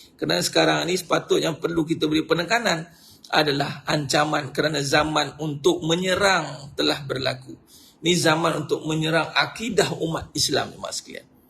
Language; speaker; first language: Malay; native; Malay